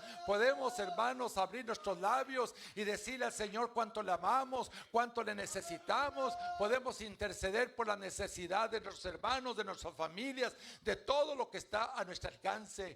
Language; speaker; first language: Spanish; native; Spanish